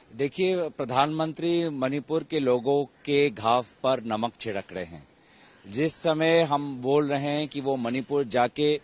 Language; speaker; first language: Hindi; non-native, local second language; Assamese